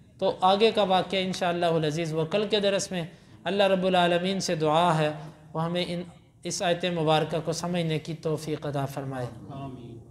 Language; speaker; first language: Urdu; non-native, local second language; Punjabi